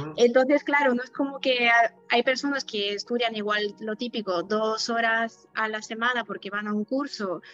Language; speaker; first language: Spanish; non-native, fluent; Polish